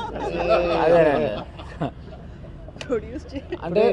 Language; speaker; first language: Telugu; native; Telugu